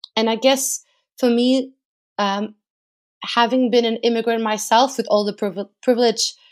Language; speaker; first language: English; non-native, fluent; Portuguese